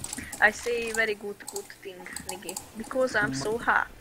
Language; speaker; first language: English; non-native, learner; Hungarian